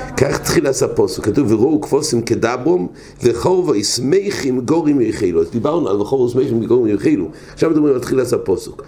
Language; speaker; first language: Hebrew; non-native, fluent; English